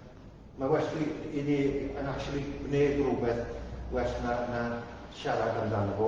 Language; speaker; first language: Welsh; non-native, fluent; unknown